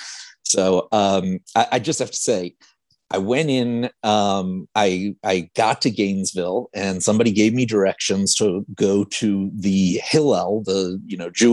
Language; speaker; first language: English; native; English